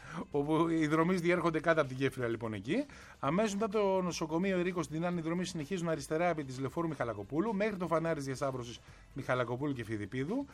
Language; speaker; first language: Greek; native; Greek